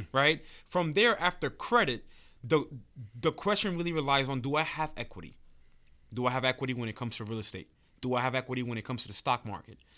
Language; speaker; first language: English; early bilingual, other home language; Spanish